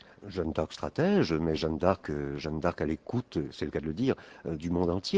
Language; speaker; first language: French; native; French